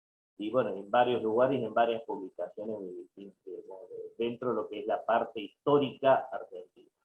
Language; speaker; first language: Spanish; native; Spanish